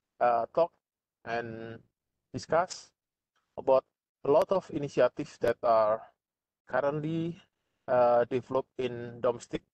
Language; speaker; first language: English; non-native, fluent; Indonesian